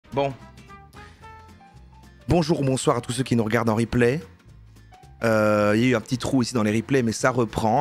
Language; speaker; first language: French; native; French